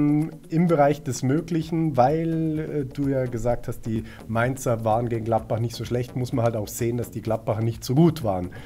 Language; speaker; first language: German; native; German